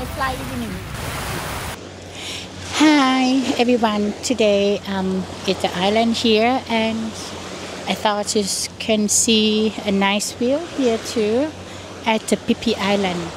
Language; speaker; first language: English; non-native, learner; Thai